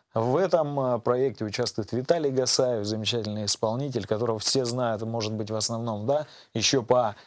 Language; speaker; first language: Russian; native; Russian